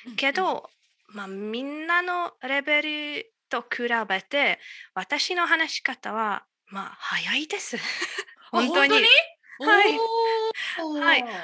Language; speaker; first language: Japanese; non-native, fluent; Hungarian